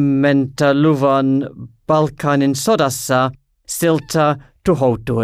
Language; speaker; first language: Finnish; non-native, learner; English